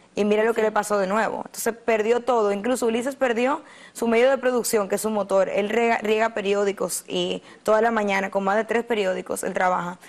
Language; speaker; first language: Spanish; native; Spanish